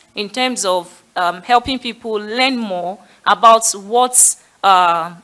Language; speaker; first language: English; non-native, local second language; Yoruba